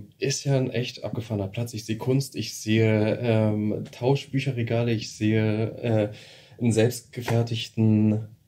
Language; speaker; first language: German; native; German